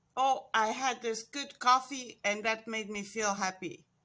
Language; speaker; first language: English; non-native, fluent; Estonian